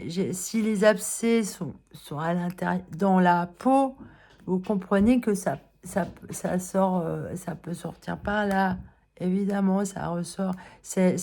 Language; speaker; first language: French; native; French